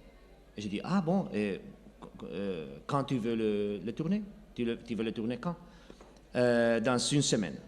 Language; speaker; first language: French; non-native, fluent; Spanish